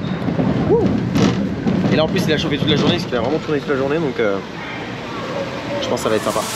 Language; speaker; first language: French; native; French